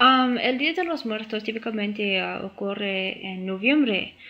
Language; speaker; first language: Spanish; non-native, learner; English